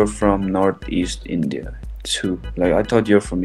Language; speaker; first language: English; non-native, fluent; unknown